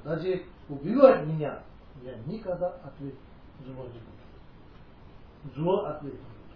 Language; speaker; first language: Russian; non-native, learner; Tibetan